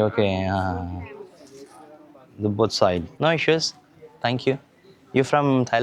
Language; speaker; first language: English; non-native, learner; Hindi